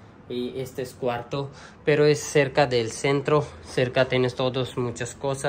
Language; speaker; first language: Spanish; non-native, learner; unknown